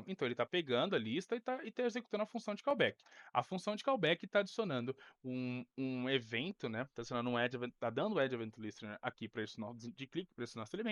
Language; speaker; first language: Portuguese; native; Portuguese